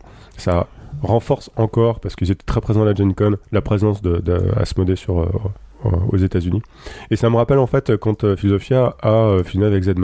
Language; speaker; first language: French; native; French